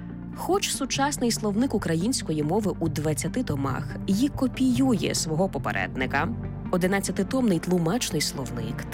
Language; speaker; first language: Ukrainian; native; Ukrainian